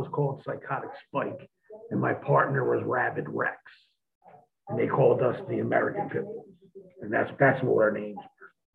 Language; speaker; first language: English; native; English